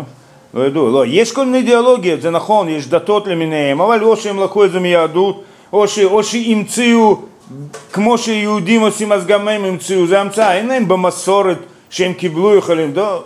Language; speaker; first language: Hebrew; non-native, fluent; Russian